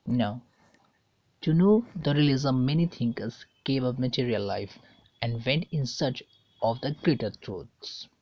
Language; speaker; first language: English; non-native, local second language; Hindi